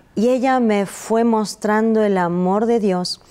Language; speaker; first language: Spanish; native; Spanish